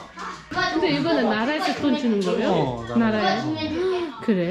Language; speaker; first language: Korean; non-native, fluent; Uzbek